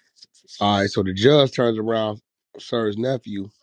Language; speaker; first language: English; native; English